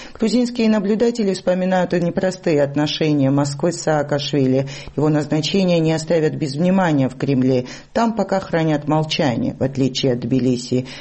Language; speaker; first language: Russian; non-native, local second language; Georgian